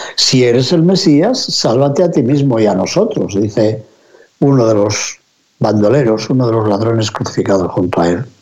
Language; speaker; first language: Spanish; native; Spanish